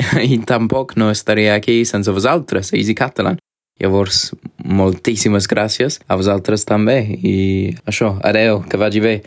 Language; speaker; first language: Catalan; non-native, fluent; English